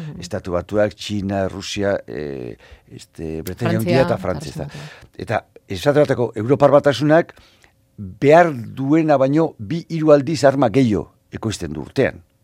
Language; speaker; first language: Basque; native; Basque